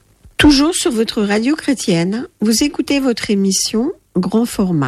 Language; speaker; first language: French; native; French